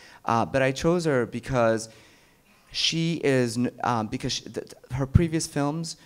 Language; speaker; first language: English; early bilingual, other home language; Amharic